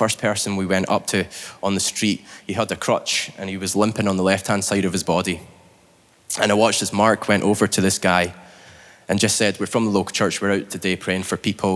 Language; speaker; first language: English; native; English